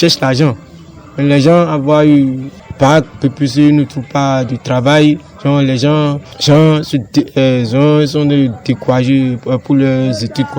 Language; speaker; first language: French; non-native, learner; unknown